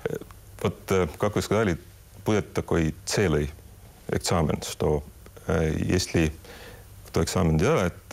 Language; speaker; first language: Russian; non-native, local second language; Estonian